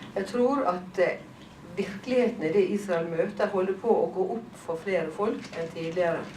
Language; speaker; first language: Norwegian; native; Norwegian